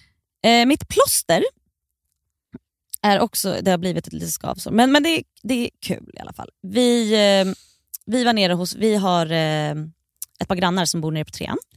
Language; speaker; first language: Swedish; native; Swedish